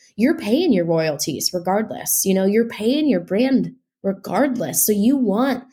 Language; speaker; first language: English; native; English